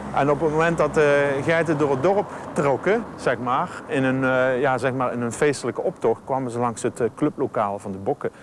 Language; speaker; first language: Dutch; native; Dutch